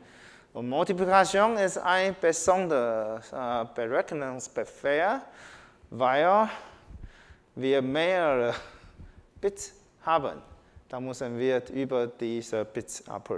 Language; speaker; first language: German; non-native, learner; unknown